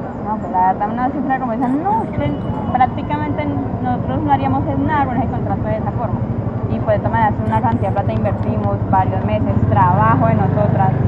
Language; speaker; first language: Spanish; native; Spanish